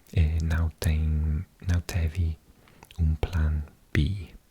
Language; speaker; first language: Portuguese; non-native, learner; English